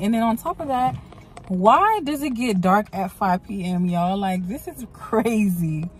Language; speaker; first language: English; native; English